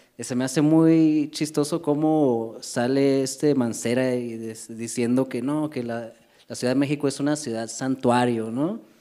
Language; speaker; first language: Spanish; early bilingual, heritage; Spanish